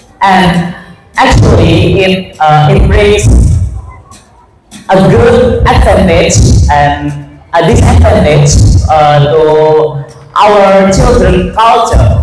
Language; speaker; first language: English; non-native, fluent; Indonesian